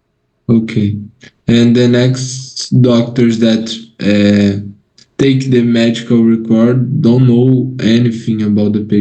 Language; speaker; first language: English; non-native, learner; Portuguese